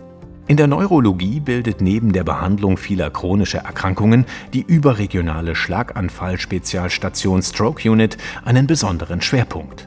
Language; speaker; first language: German; native; German